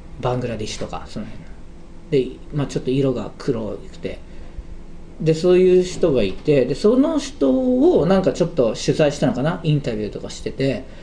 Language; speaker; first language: Japanese; native; Japanese